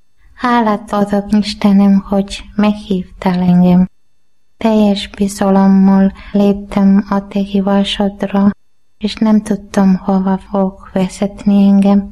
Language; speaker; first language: Hungarian; non-native, learner; Malayalam